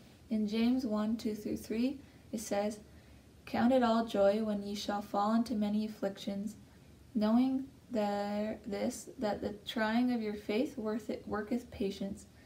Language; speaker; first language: English; native; English